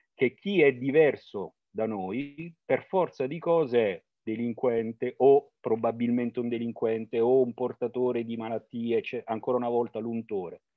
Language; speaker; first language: Italian; native; Italian